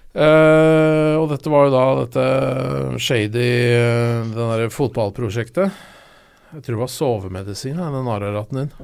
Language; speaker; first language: Norwegian; native; Norwegian